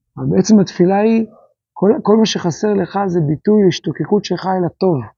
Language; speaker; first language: Hebrew; native; Hebrew